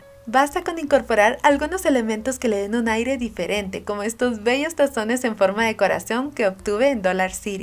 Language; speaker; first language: Spanish; native; Spanish